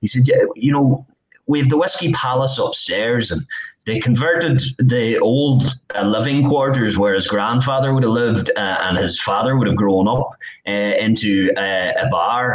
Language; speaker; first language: English; native; English